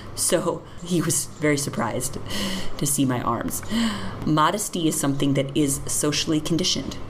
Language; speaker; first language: English; native; English